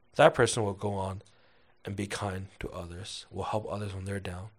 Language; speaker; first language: English; early bilingual, other home language; Chinese